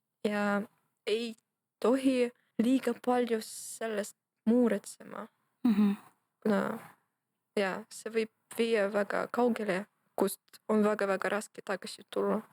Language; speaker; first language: Estonian; non-native, local second language; Russian